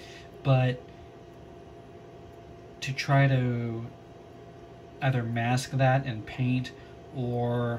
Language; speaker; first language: English; native; English